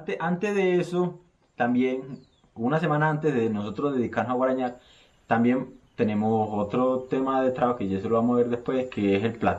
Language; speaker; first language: Spanish; native; Spanish